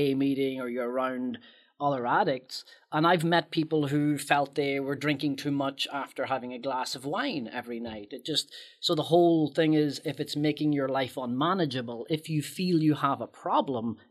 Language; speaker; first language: English; native; English